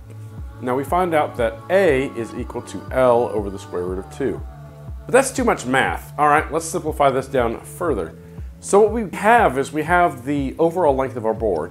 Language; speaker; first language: English; native; English